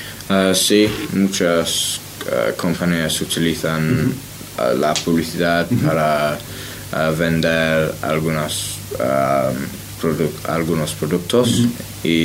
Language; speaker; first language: Spanish; non-native, learner; English